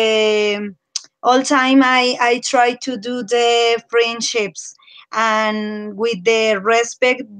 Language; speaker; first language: English; non-native, learner; Spanish